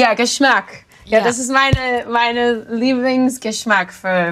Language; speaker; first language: German; non-native, learner; English